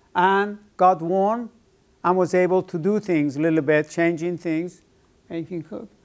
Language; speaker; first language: English; non-native, fluent; Persian